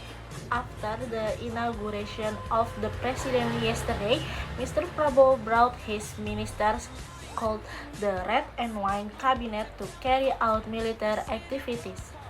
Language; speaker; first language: English; non-native, learner; Indonesian